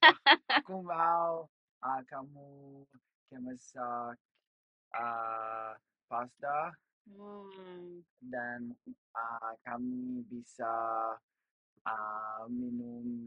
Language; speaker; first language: Indonesian; non-native, learner; English